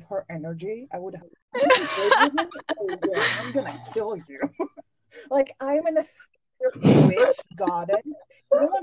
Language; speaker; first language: English; non-native, fluent; Greek